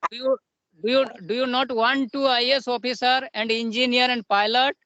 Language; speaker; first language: English; non-native, learner; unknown